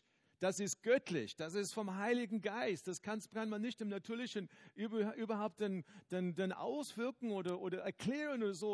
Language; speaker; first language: German; non-native, fluent; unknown